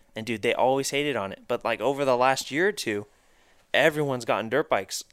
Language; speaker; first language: English; native; English